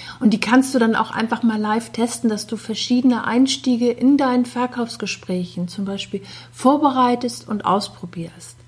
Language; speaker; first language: German; native; German